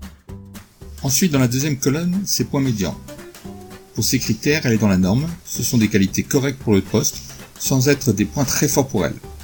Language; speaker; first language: French; native; French